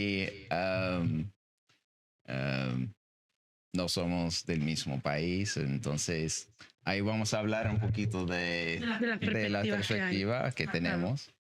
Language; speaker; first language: Spanish; non-native, fluent; English